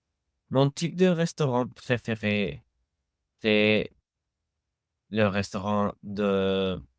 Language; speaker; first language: French; non-native, learner; English